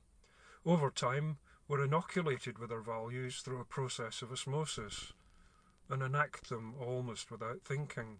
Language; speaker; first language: English; native; English